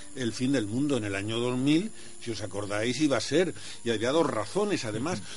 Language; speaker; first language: Spanish; native; Spanish